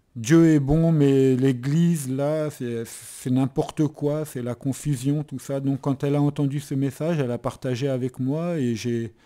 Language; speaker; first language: French; native; French